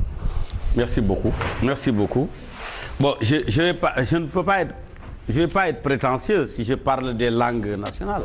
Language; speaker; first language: French; non-native, local second language; Wolof